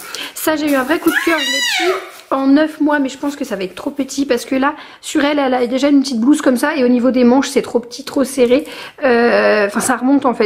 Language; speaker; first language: French; native; French